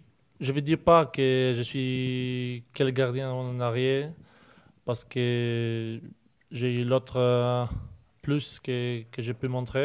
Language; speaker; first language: French; non-native, learner; Polish